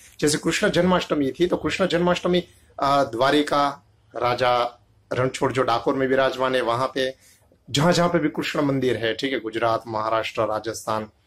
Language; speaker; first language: Hindi; non-native, local second language; Gujarati